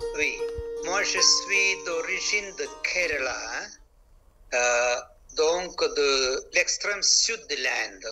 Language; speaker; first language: French; non-native, local second language; Malayalam